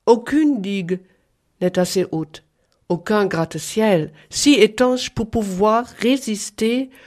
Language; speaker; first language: French; non-native, fluent; German